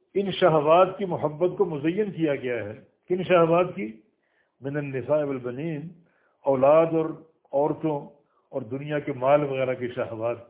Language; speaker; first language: Urdu; native; Urdu